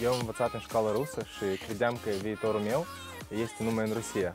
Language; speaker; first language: Romanian; non-native, local second language; Russian